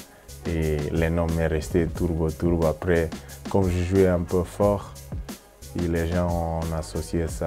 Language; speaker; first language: French; non-native, fluent; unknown